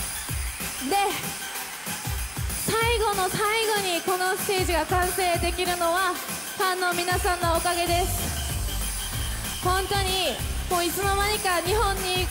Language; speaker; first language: Japanese; non-native, fluent; Korean